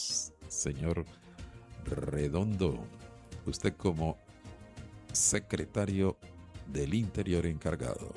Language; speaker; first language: Spanish; native; Spanish